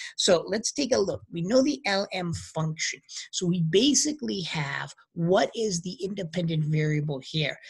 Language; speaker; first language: English; native; English